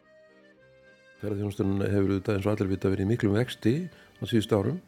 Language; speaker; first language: Icelandic; native; Icelandic